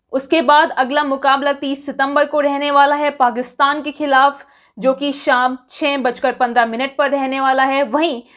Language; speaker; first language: Hindi; native; Hindi